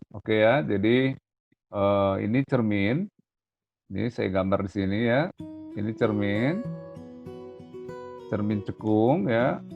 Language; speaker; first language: Indonesian; native; Indonesian